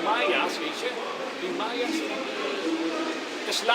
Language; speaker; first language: Dutch; non-native, fluent; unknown